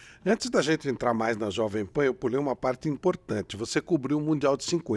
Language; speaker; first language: Portuguese; native; Portuguese